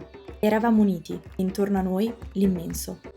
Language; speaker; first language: Italian; native; Italian